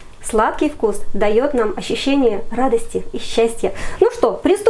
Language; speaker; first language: Russian; native; Russian